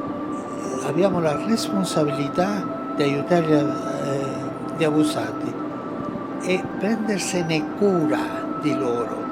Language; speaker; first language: Italian; non-native, fluent; Spanish